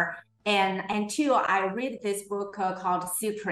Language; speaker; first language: English; non-native, fluent; Chinese